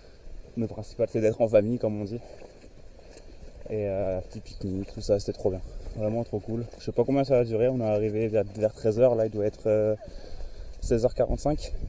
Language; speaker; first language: French; native; French